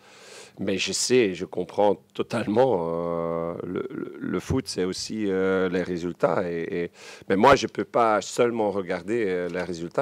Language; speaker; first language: French; non-native, local second language; Dutch